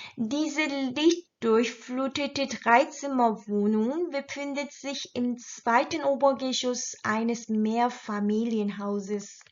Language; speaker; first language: German; non-native, fluent; Korean